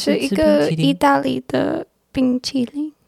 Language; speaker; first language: Chinese; non-native, learner; English